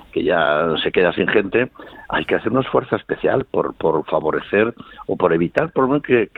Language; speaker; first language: Spanish; native; Spanish